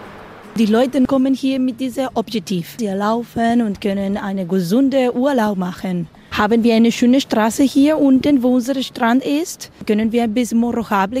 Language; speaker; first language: German; non-native, learner; Spanish